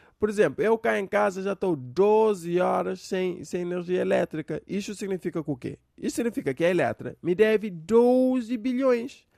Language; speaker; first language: Portuguese; non-native, local second language; Kabuverdianu